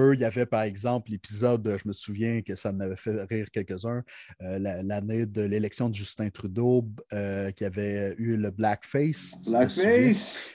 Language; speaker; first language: French; native; French